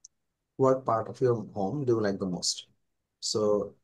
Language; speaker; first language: English; non-native, local second language; Bangla